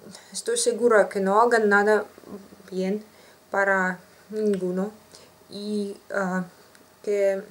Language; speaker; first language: Spanish; non-native, learner; Russian